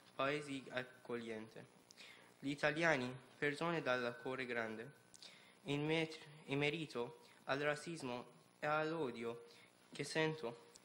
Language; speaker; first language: Italian; non-native, learner; Persian